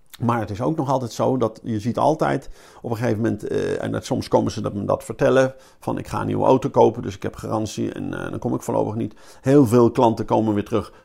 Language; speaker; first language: Dutch; native; Dutch